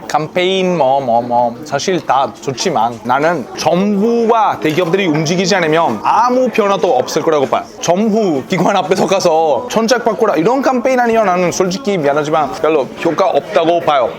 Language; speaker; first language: Korean; non-native, fluent; Italian